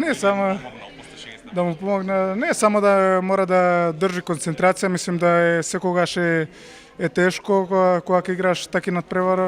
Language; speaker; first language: Macedonian; non-native, fluent; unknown